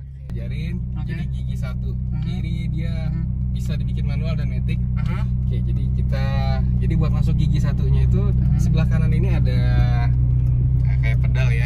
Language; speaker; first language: Indonesian; native; Indonesian